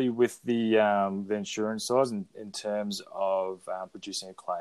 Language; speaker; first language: English; native; English